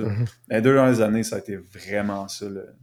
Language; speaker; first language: French; native; French